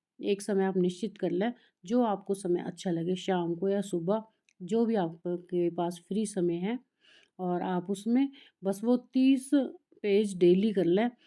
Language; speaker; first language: Hindi; native; Hindi